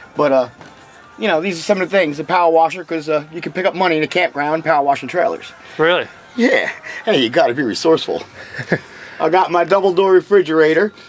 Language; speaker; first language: English; native; English